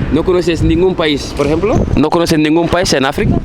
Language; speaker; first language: Spanish; non-native, fluent; Fula